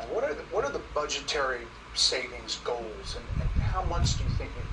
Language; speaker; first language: English; native; English